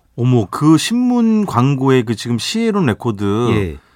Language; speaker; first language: Korean; native; Korean